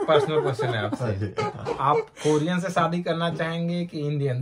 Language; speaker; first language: Hindi; native; Hindi